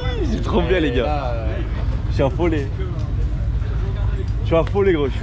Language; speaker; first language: French; native; French